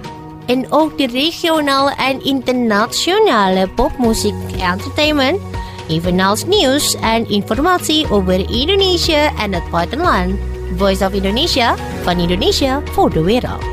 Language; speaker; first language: Dutch; non-native, fluent; Indonesian